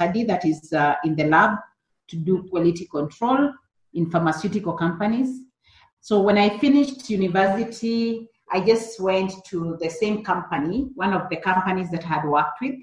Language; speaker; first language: English; non-native, local second language; Kikuyu